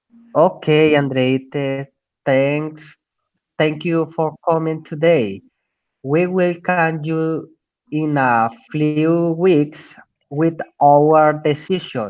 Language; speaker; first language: English; non-native, learner; Spanish